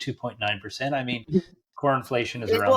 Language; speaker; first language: English; native; English